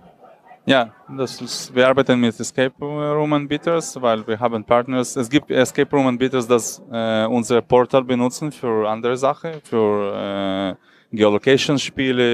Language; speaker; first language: German; non-native, learner; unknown